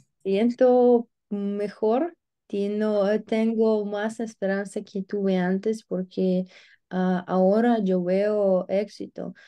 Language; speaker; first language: Spanish; non-native, learner; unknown